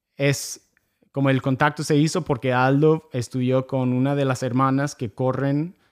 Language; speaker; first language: Spanish; non-native, fluent; English